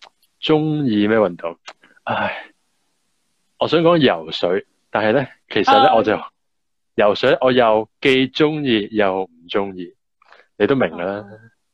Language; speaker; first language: Chinese; early bilingual, heritage; Cantonese